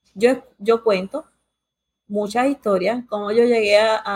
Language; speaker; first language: Spanish; early bilingual, heritage; Spanish